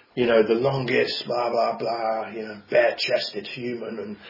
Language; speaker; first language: English; native; English